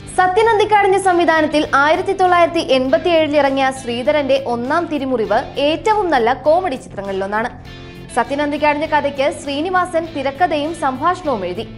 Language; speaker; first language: Malayalam; native; Malayalam